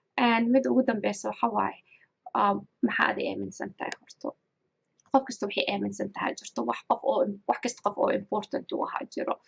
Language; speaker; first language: Somali; early bilingual, heritage; Somali